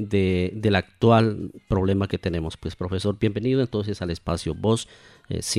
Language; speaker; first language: Spanish; native; Spanish